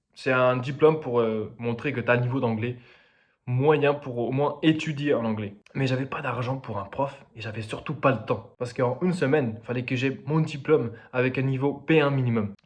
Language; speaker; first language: French; non-native, fluent; Spanish